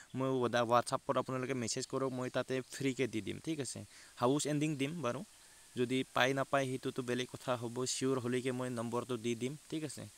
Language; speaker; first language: Assamese; non-native, local second language; Bangla